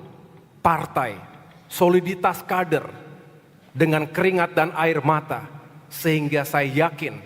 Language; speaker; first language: Indonesian; native; Indonesian